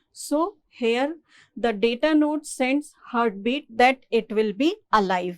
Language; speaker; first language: English; non-native, local second language; Hindi